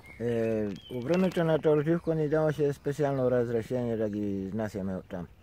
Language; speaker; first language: Bulgarian; non-native, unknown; Spanish